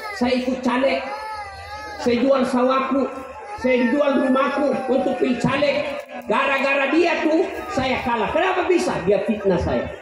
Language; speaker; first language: Indonesian; non-native, local second language; Buginese